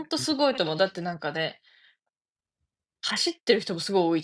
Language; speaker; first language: Japanese; native; Japanese